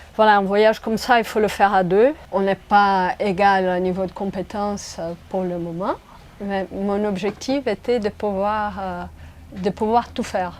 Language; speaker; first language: French; non-native, fluent; Portuguese